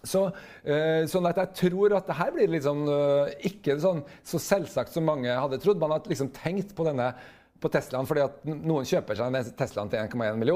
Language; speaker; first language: Norwegian; native; Norwegian